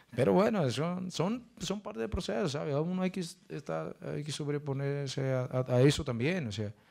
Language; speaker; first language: Spanish; non-native, fluent; Portuguese